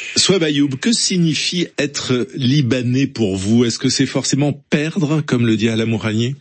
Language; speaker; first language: French; native; French